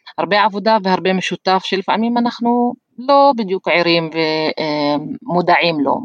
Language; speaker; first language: Hebrew; non-native, local second language; Arabic